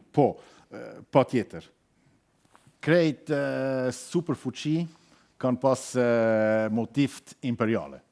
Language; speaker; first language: Albanian; non-native, learner; German